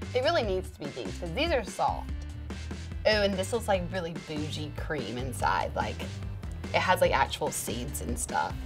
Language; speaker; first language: English; native; English